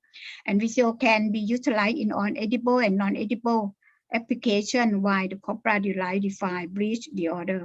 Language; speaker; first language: English; non-native, learner; Thai